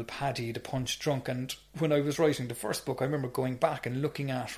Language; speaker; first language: English; native; English